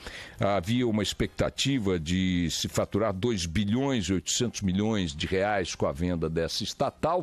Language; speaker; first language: Portuguese; native; Portuguese